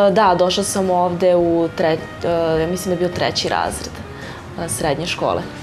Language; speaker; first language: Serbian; early bilingual, heritage; Serbian